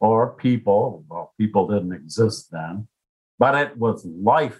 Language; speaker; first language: English; native; English